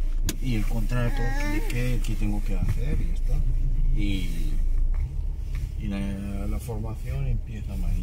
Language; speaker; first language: Spanish; non-native, fluent; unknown